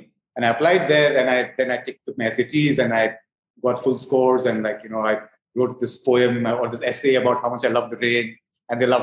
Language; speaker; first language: English; non-native, local second language; Hindi